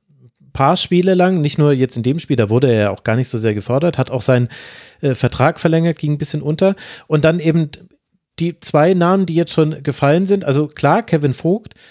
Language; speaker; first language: German; native; German